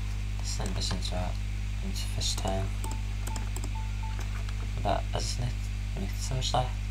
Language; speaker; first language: German; non-native, learner; English